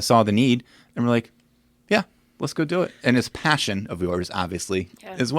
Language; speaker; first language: English; native; English